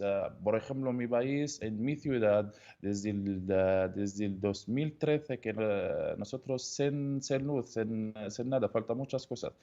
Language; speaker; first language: Spanish; non-native, learner; Arabic